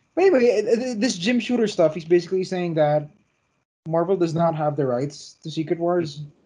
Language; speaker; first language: English; non-native, local second language; Filipino